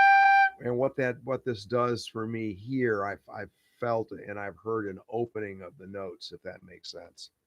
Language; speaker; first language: English; native; English